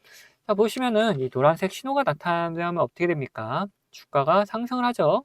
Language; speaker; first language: Korean; native; Korean